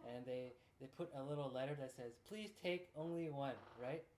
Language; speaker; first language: English; native; English